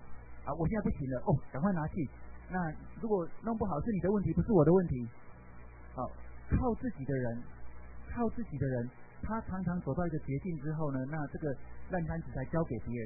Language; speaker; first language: Chinese; native; Chinese